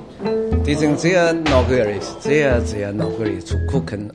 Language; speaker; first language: German; non-native, learner; Chinese